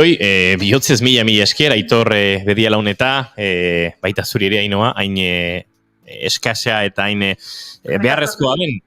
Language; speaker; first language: Basque; native; Basque